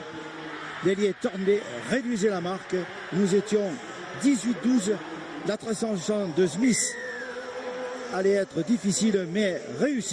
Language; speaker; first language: French; native; French